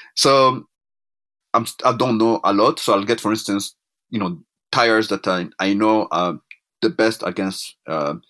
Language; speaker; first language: English; non-native, local second language; Kinyarwanda